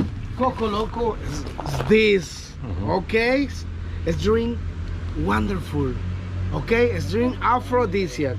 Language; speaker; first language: English; non-native, learner; Spanish